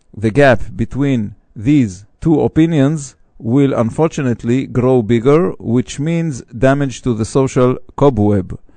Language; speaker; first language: English; non-native, fluent; Hebrew